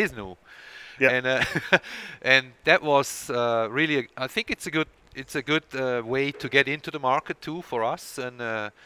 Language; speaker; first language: English; non-native, fluent; Swiss German